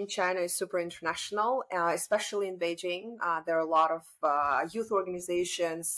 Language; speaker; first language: English; non-native, fluent; Chinese